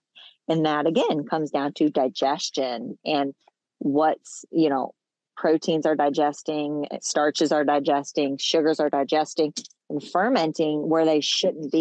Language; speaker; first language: English; native; English